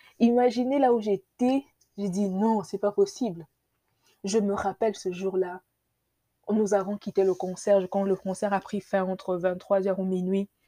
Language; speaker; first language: French; non-native, local second language; Lingala